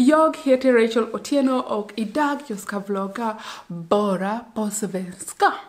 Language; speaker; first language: Swedish; non-native, learner; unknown